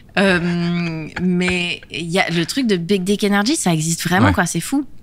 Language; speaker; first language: French; native; French